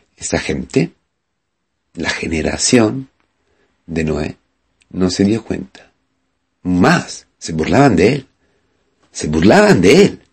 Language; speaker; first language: Spanish; non-native, fluent; Italian